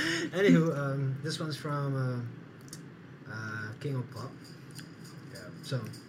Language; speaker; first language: English; non-native, local second language; Filipino